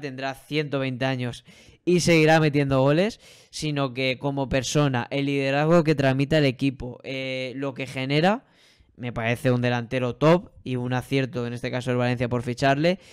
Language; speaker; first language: Spanish; native; Spanish